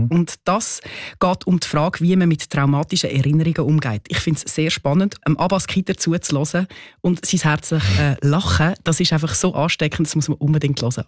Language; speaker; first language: German; native; German